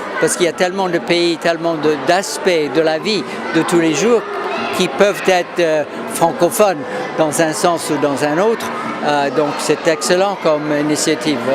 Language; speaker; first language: French; non-native, fluent; English